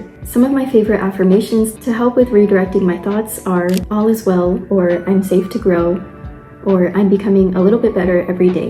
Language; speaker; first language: English; native; English